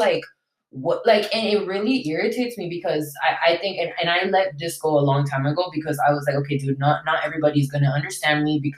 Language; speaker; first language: English; early bilingual, other home language; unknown